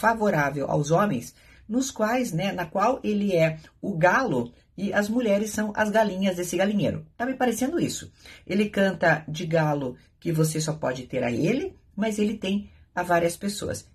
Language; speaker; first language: Portuguese; native; Portuguese